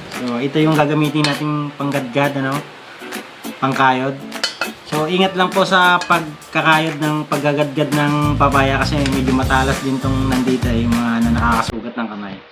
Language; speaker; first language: Filipino; non-native, local second language; Cebuano